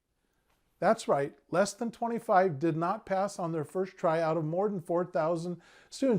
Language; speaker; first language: English; native; English